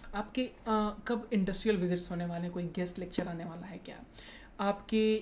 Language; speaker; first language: Hindi; non-native, local second language; Marathi